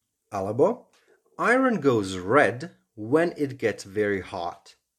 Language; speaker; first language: English; non-native, fluent; Slovak